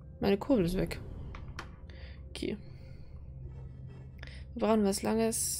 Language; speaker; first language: German; native; German